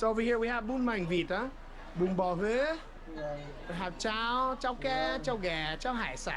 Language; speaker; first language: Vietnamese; non-native, fluent; English